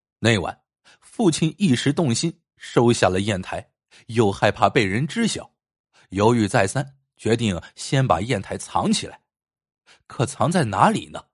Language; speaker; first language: Chinese; native; Chinese